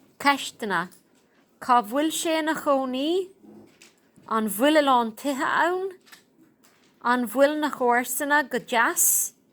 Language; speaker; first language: Irish; non-native, local second language; English